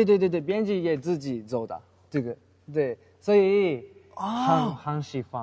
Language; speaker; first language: Chinese; non-native, learner; Japanese